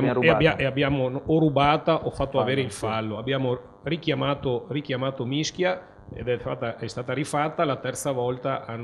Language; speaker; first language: Italian; native; Italian